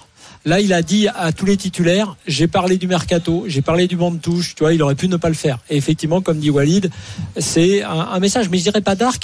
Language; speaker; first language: French; native; French